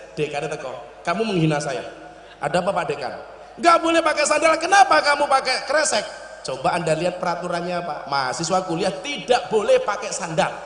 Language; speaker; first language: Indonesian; non-native, local second language; Javanese